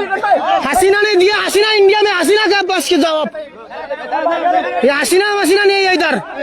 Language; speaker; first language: Hindi; non-native, learner; Bangla